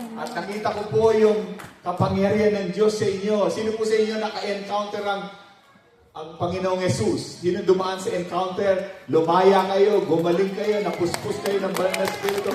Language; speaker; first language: Filipino; non-native, local second language; Pampanga